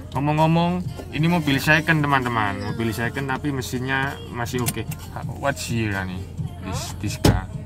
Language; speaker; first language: Indonesian; native; Indonesian